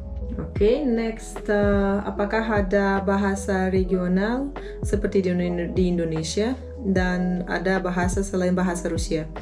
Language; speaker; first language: Indonesian; non-native, fluent; Russian